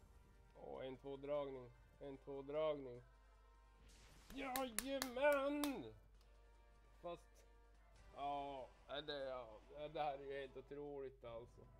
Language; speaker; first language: Swedish; native; Swedish